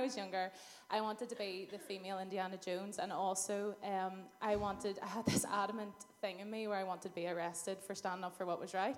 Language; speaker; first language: English; native; English